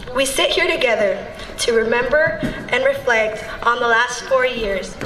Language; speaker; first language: English; early bilingual, other home language; Spanish